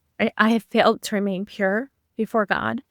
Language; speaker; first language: English; native; English